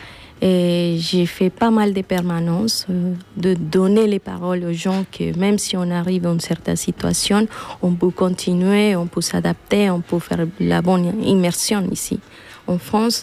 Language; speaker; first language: French; non-native, fluent; Spanish